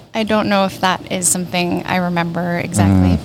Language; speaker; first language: English; native; English